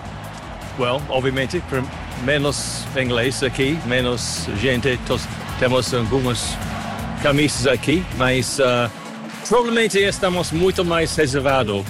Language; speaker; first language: Portuguese; non-native, learner; English